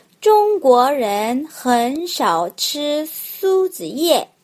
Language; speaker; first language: Chinese; non-native, fluent; Korean